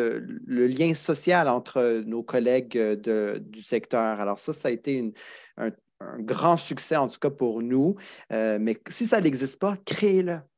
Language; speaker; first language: French; native; French